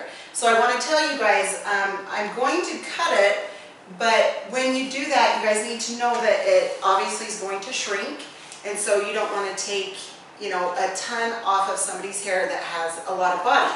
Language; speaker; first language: English; native; English